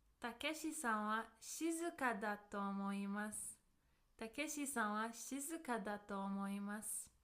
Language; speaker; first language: Japanese; non-native, fluent; English